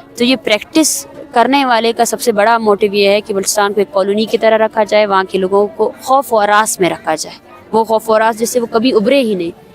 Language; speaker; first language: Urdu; non-native, local second language; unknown